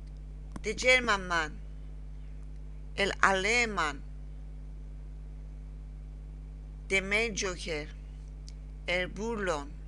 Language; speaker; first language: Spanish; non-native, learner; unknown